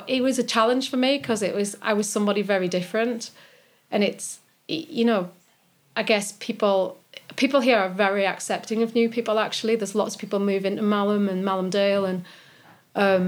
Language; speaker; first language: English; native; English